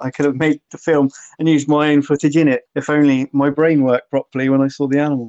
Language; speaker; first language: English; native; English